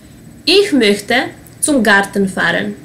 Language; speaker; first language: German; non-native, fluent; Serbian